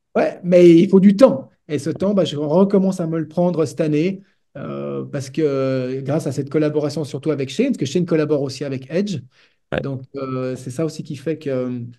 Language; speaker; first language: French; native; French